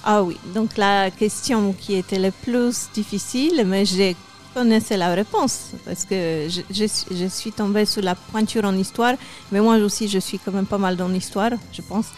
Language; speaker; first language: French; non-native, fluent; Polish